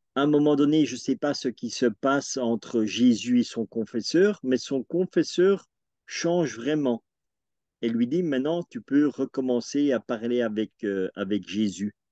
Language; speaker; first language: French; native; French